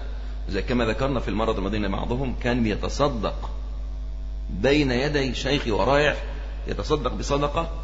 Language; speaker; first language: Arabic; native; Arabic